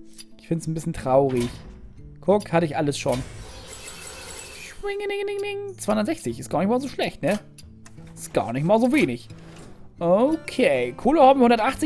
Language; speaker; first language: German; native; German